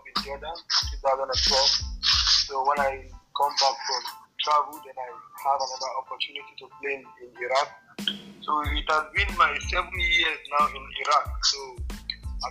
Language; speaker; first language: English; non-native, local second language; Yoruba